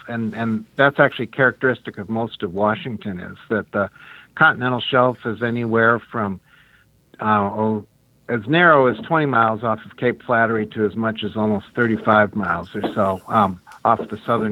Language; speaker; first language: English; native; English